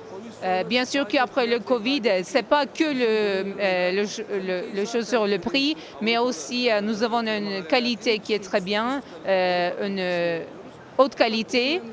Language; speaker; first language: French; non-native, learner; Turkish